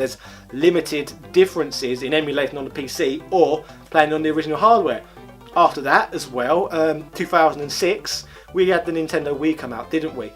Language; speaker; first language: English; native; English